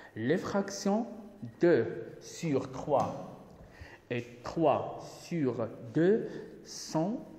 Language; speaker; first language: French; non-native, local second language; Arabic